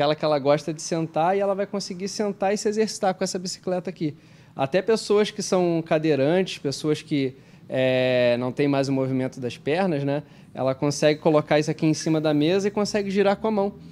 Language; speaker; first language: Portuguese; native; Portuguese